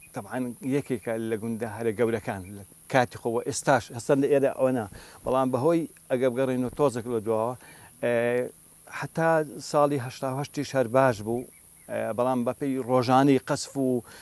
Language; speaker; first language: Central Kurdish; native; Central Kurdish